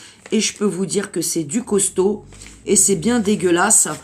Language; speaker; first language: French; native; French